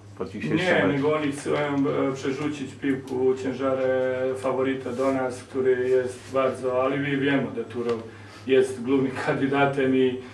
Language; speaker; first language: Polish; non-native, learner; Serbian